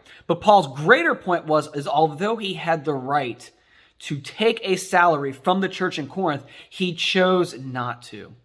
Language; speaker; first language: English; native; English